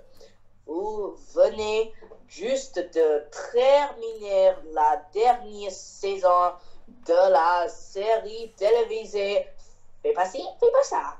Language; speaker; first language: French; non-native, learner; Chinese